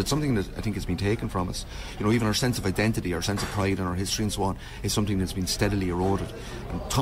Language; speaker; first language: English; native; English